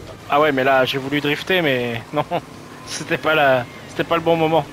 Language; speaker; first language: French; native; French